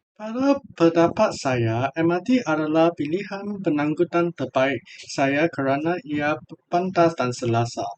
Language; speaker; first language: Malay; non-native, local second language; Chinese